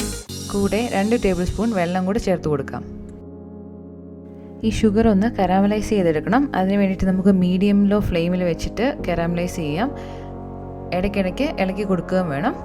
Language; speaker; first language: Malayalam; native; Malayalam